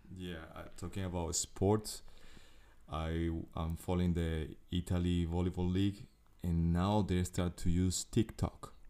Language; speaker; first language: English; non-native, fluent; Spanish